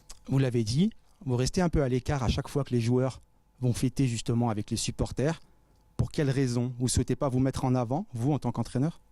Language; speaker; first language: French; native; French